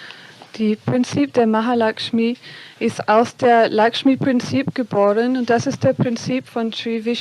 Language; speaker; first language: German; non-native, fluent; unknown